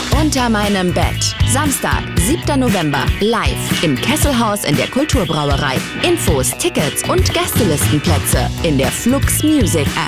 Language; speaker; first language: German; native; German